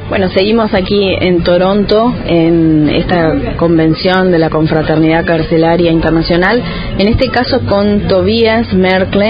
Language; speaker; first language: Spanish; native; Spanish